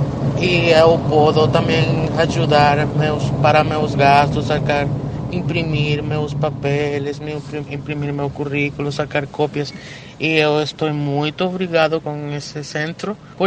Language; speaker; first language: Portuguese; non-native, fluent; Spanish